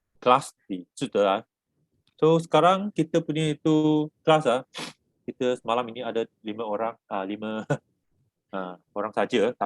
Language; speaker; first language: Malay; non-native, local second language; Chinese